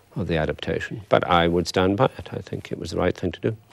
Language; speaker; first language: English; native; English